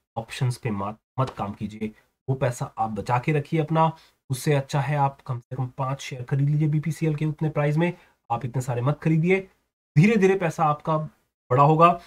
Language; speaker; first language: Hindi; native; Hindi